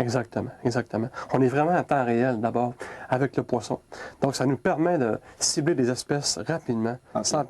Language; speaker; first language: French; native; French